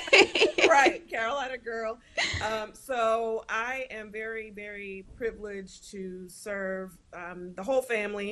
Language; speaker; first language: English; native; English